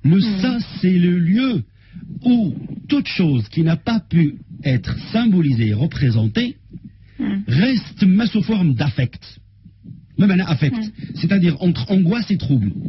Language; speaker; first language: French; non-native, local second language; Arabic